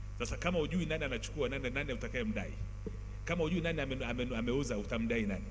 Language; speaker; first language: Swahili; native; Swahili